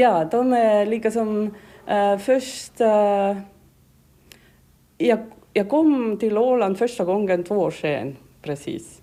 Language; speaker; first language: Swedish; non-native, learner; Estonian